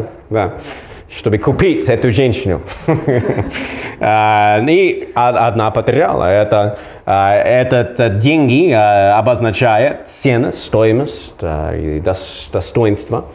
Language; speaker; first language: Russian; non-native, learner; English